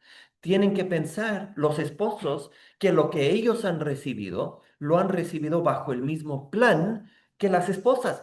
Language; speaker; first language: Spanish; native; Spanish